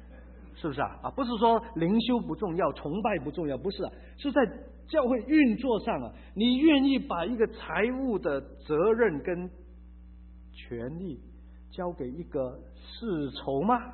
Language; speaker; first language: Chinese; native; Chinese